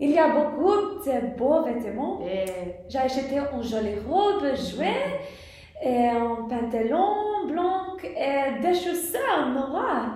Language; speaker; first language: French; non-native, learner; English